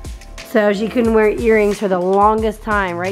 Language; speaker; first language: English; native; English